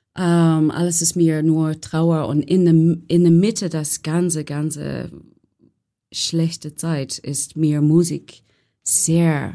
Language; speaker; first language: German; non-native, learner; English